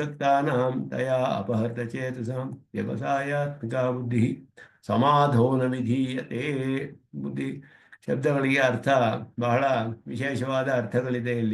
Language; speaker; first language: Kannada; native; Kannada